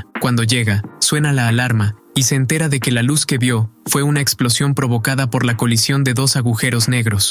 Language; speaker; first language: Spanish; native; Spanish